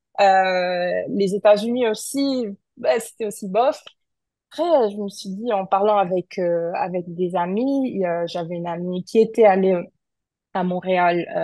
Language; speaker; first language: French; non-native, fluent; Portuguese